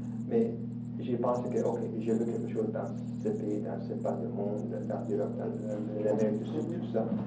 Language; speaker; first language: French; non-native, learner; English